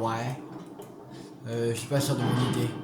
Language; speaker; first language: French; native; French